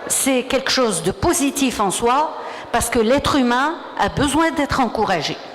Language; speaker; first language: French; non-native, local second language; Arabic